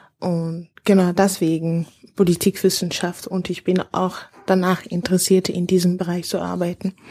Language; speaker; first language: German; non-native, fluent; Bambara